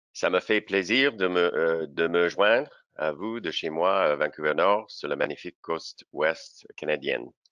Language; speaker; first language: French; non-native, local second language; English